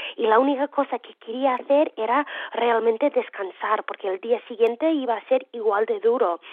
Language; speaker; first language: Spanish; non-native, fluent; English